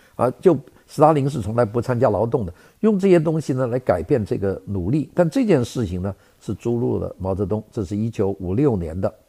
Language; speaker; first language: Chinese; native; Chinese